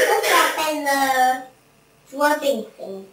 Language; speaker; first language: French; non-native, learner; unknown